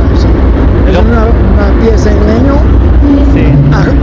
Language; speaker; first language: Spanish; non-native, learner; Portuguese